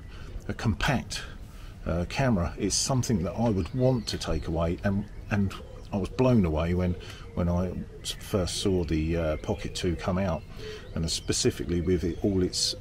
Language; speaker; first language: English; native; English